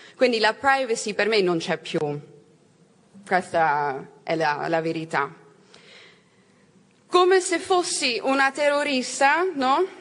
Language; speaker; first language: Italian; non-native, learner; Dutch